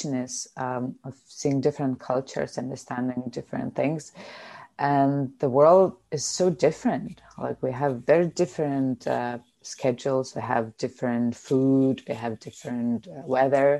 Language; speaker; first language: English; non-native, fluent; Lithuanian